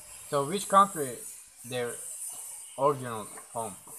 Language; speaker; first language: English; non-native, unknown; Turkish